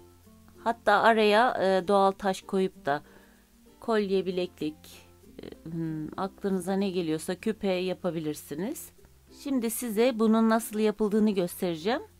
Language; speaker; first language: Turkish; native; Turkish